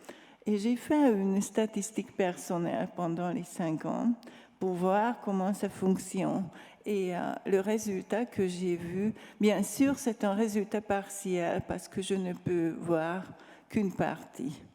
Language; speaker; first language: French; non-native, fluent; Hungarian